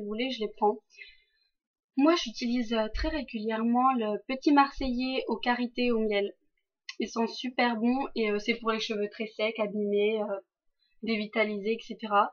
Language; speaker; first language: French; native; French